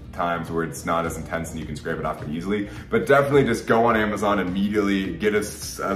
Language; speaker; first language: English; native; English